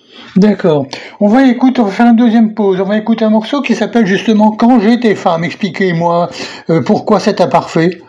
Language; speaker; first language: French; native; French